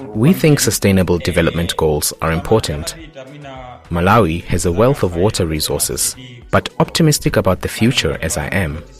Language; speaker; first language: English; non-native, local second language; Tumbuka